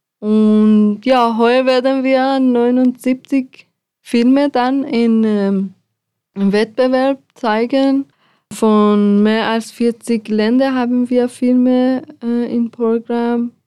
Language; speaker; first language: German; non-native, fluent; Persian